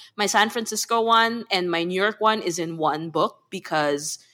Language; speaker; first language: English; non-native, local second language; Filipino